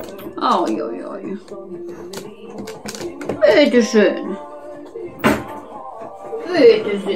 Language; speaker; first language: German; non-native, learner; Polish